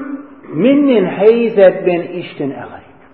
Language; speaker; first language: Hungarian; non-native, fluent; English